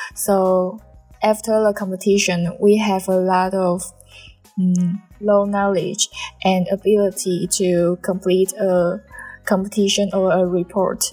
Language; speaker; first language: English; non-native, learner; Chinese